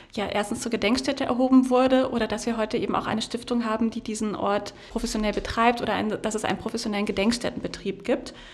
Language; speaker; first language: German; native; German